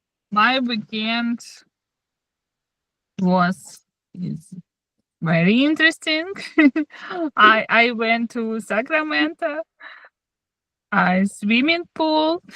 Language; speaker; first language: English; non-native, learner; Russian